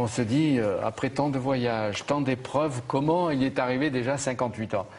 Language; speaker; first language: French; native; French